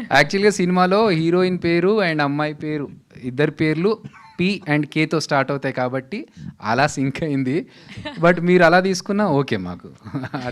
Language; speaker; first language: Telugu; native; Telugu